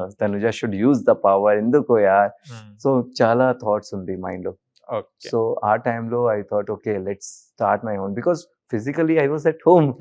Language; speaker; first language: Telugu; non-native, learner; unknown